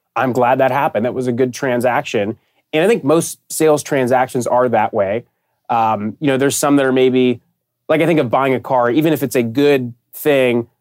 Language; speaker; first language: English; native; English